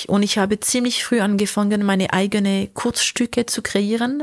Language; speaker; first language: German; non-native, local second language; French